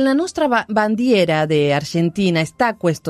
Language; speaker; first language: Italian; non-native, learner; Spanish